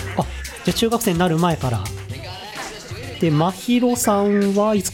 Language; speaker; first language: Japanese; native; Japanese